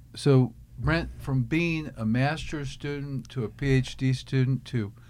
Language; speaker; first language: English; native; English